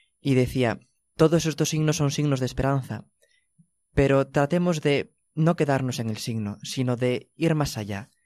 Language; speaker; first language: Spanish; native; Spanish